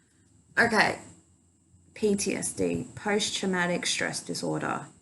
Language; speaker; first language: English; native; English